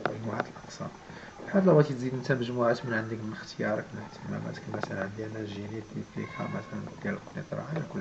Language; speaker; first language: Arabic; native; Arabic